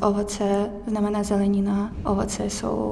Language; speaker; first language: Czech; non-native, learner; Ukrainian